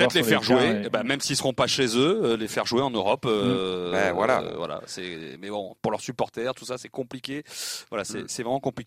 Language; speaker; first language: French; native; French